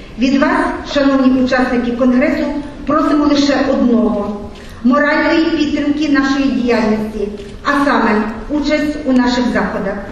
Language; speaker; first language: Ukrainian; native; Ukrainian